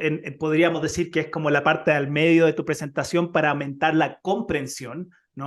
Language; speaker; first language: Spanish; native; Spanish